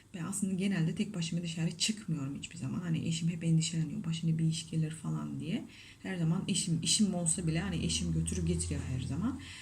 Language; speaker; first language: Turkish; non-native, fluent; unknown